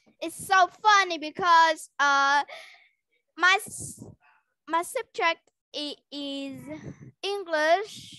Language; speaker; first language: English; non-native, learner; Vietnamese